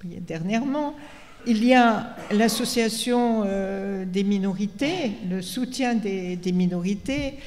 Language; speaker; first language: French; non-native, local second language; Arabic